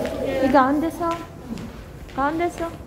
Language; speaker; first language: Korean; non-native, learner; Filipino